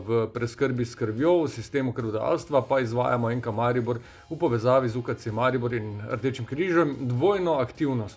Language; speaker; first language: Slovenian; native; Slovenian